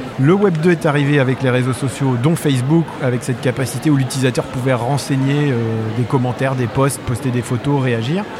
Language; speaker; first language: French; non-native, fluent; English